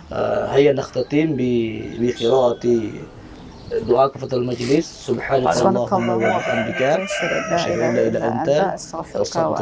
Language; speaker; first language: Arabic; non-native, fluent; Indonesian